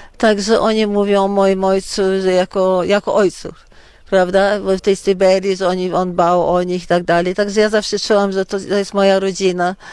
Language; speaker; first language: Polish; early bilingual, heritage; Polish